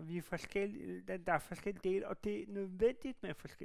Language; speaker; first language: Danish; native; Danish